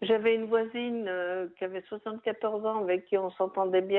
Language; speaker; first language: French; native; French